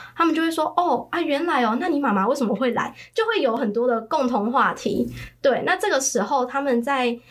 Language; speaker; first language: Chinese; early bilingual, other home language; Khmer